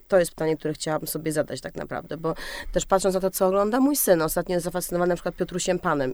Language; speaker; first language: Polish; native; Polish